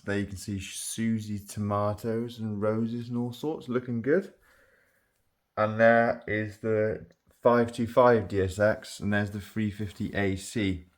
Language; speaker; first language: English; native; English